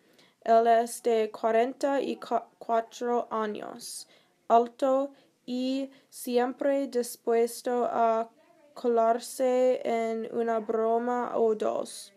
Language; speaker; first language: Spanish; non-native, learner; English